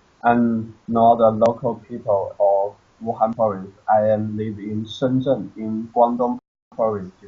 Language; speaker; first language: English; non-native, learner; Chinese